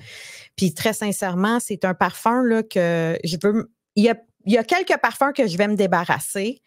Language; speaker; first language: French; native; French